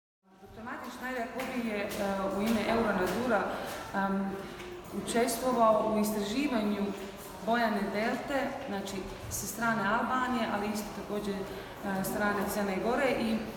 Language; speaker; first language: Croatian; non-native, fluent; German